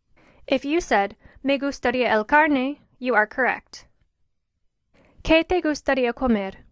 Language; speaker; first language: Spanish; non-native, fluent; English